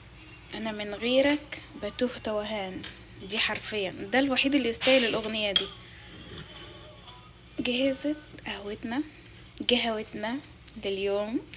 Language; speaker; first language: Arabic; native; Arabic